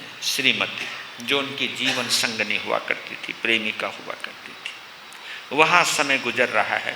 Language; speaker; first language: Hindi; native; Hindi